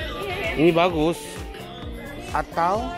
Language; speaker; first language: Indonesian; non-native, fluent; Japanese